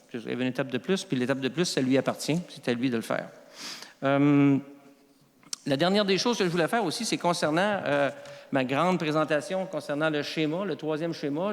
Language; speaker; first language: French; native; French